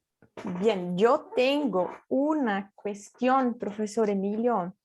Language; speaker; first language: Spanish; non-native, fluent; Portuguese